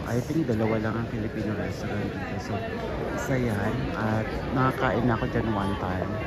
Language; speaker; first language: Filipino; native; Filipino